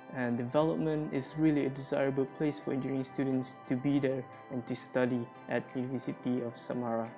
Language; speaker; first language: English; non-native, local second language; Malay